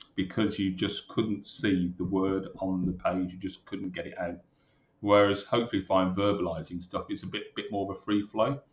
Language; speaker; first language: English; native; English